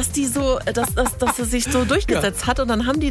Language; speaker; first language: German; native; German